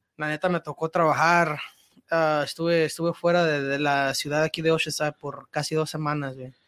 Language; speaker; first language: Spanish; native; Spanish